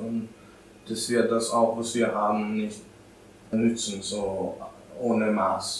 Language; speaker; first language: German; non-native, fluent; Albanian